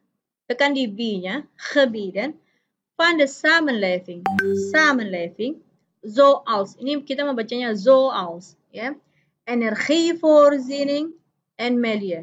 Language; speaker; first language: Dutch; non-native, fluent; Indonesian